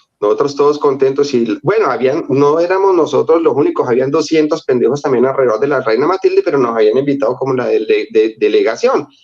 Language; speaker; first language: Spanish; native; Spanish